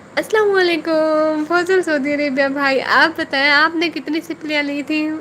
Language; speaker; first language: Urdu; non-native, local second language; Saraiki